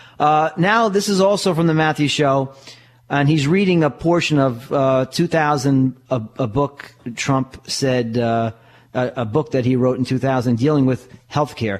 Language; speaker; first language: English; native; English